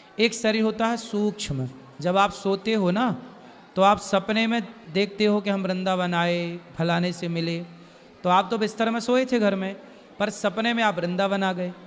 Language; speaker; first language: Hindi; native; Hindi